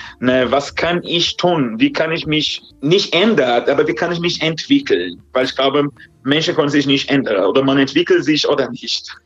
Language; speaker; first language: German; non-native, fluent; Portuguese